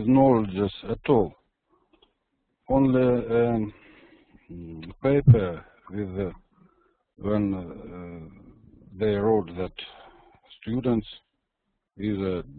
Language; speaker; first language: English; non-native, learner; Russian